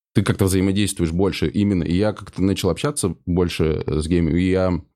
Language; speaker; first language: Russian; native; Russian